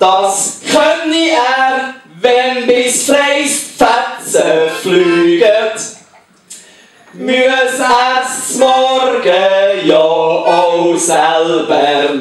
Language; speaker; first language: German; native; German